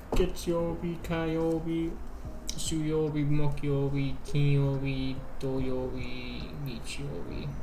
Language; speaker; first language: Japanese; non-native, learner; English